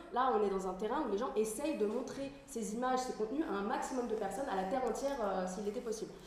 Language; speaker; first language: French; native; French